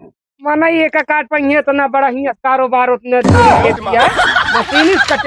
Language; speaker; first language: Hindi; non-native, local second language; Awadhi